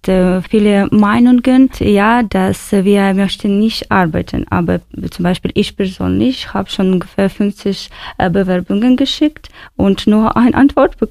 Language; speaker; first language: German; non-native, fluent; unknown